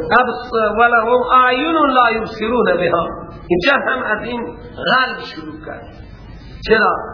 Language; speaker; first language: Persian; non-native, local second language; Baluchi